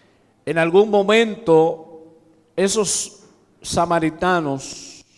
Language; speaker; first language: Spanish; native; Spanish